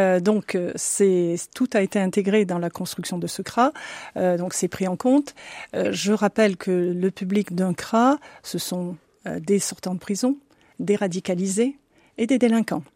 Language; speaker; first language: French; native; French